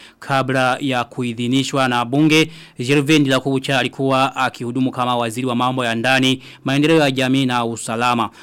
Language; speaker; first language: Swahili; non-native, local second language; Rundi